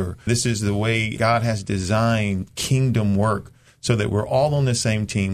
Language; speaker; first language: English; native; English